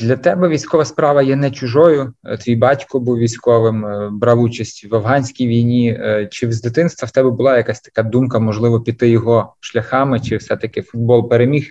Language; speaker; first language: Ukrainian; native; Ukrainian